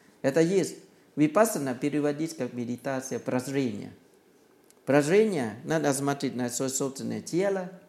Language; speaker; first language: Russian; non-native, learner; Thai